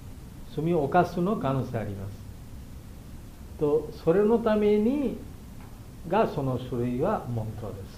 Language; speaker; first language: Japanese; non-native, learner; Bangla